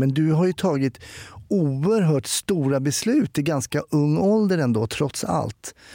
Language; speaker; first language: Swedish; native; Swedish